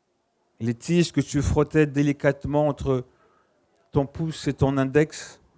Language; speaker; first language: French; native; French